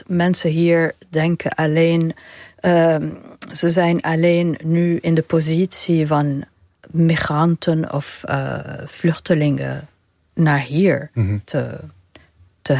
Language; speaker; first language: Dutch; non-native, fluent; Arabic